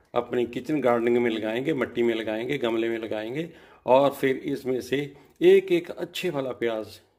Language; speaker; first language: Hindi; non-native, local second language; Punjabi